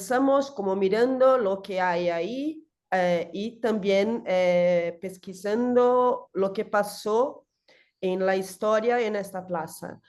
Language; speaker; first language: Spanish; non-native, learner; Portuguese